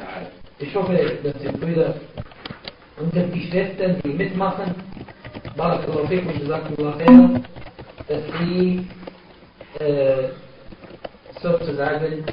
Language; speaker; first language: German; non-native, fluent; Arabic